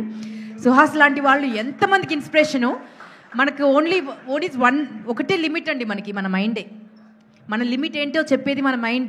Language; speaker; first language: Telugu; native; Telugu